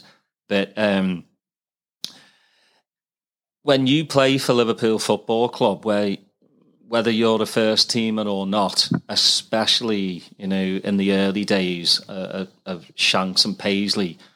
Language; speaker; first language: English; native; English